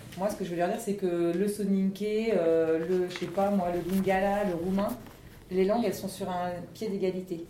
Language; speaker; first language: French; native; French